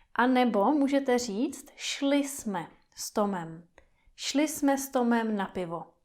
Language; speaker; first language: Czech; native; Czech